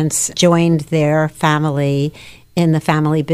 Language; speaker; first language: English; native; English